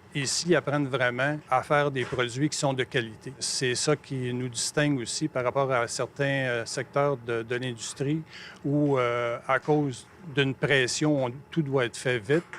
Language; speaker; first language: French; native; French